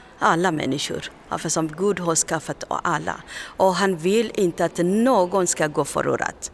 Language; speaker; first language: Swedish; non-native, learner; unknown